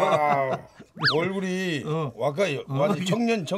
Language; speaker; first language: Korean; native; Korean